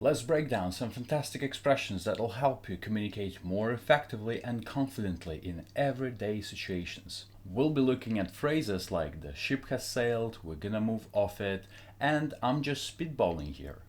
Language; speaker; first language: English; non-native, fluent; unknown